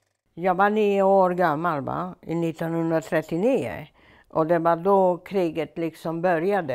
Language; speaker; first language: Swedish; non-native, fluent; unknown